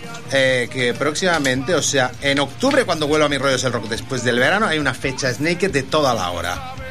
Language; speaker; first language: Spanish; native; Spanish